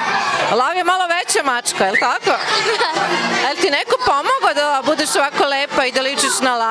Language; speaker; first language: Serbian; native; Serbian